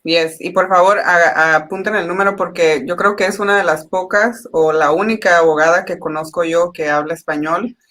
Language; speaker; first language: Spanish; early bilingual, heritage; Spanish